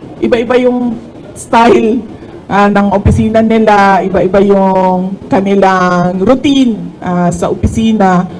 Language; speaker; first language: Filipino; non-native, local second language; Cebuano